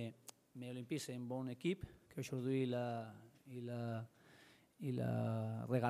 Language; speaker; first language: French; non-native, fluent; Spanish